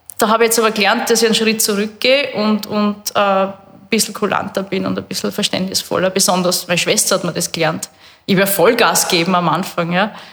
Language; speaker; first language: German; native; German